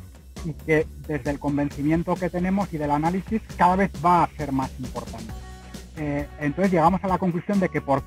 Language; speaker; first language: Spanish; native; Spanish